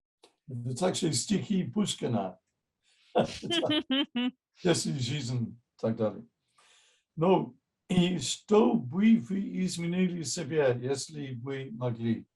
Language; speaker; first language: Russian; non-native, fluent; English